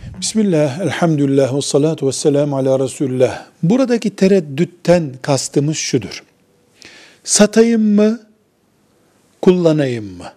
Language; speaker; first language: Turkish; native; Turkish